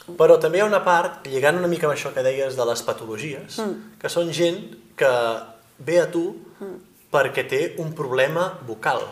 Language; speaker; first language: Catalan; native; Catalan